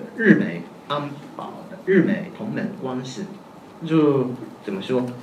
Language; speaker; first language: Chinese; non-native, fluent; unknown